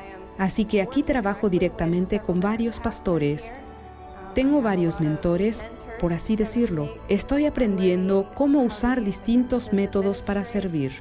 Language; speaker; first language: Spanish; non-native, fluent; English